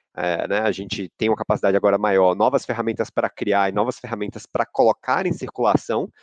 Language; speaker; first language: Portuguese; native; Portuguese